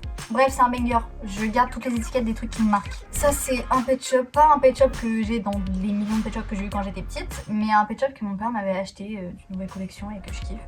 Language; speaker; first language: French; native; French